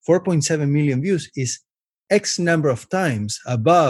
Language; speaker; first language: English; non-native, fluent; Spanish